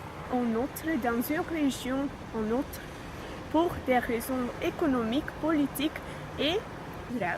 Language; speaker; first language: French; non-native, learner; Dutch